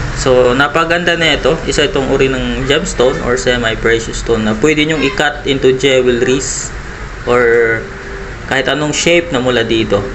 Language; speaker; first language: Filipino; non-native, local second language; Iloko